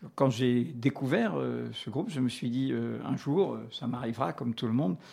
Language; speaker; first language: French; native; French